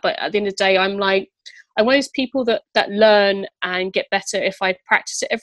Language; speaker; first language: English; native; English